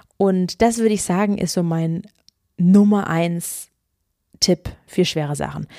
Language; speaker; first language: German; native; German